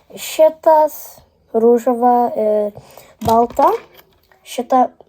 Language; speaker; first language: Lithuanian; early bilingual, heritage; Lithuanian